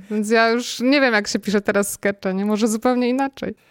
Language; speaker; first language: Polish; native; Polish